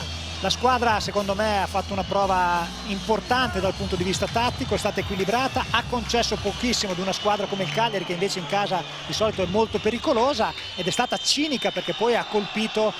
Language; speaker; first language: Italian; native; Italian